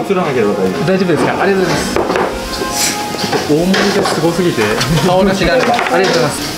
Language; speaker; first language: Japanese; native; Japanese